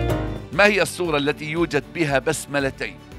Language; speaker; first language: Arabic; native; Arabic